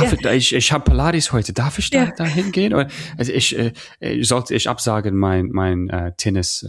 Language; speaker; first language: German; non-native, learner; English